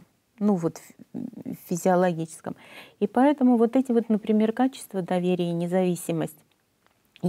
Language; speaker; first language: Russian; native; Russian